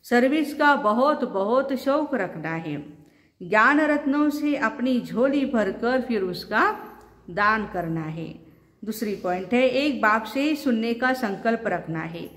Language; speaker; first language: Hindi; non-native, local second language; Marathi